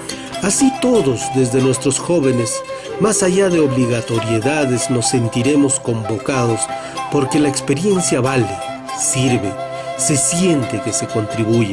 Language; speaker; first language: Spanish; native; Spanish